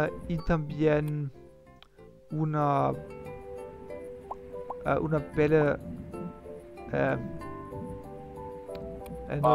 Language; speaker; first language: Spanish; non-native, learner; German